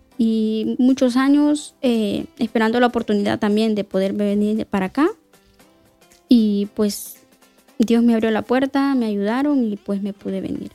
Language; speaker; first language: Spanish; native; Spanish